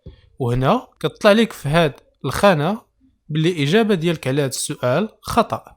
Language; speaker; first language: Arabic; native; Arabic